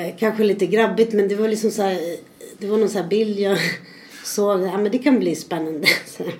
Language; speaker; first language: Swedish; early bilingual, other home language; Spanish